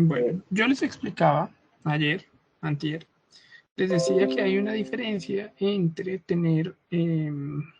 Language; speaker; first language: Spanish; native; Spanish